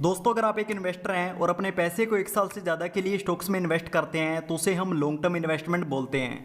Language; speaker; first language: Hindi; native; Hindi